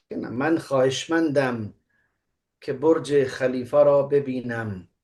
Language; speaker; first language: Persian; non-native, fluent; Urdu